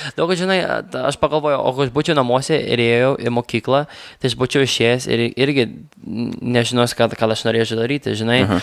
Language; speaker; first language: Lithuanian; early bilingual, heritage; Lithuanian